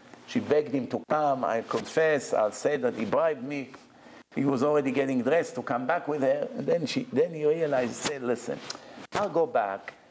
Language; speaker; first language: English; non-native, fluent; Hebrew